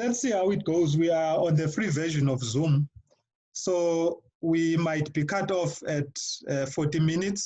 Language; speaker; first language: English; non-native, local second language; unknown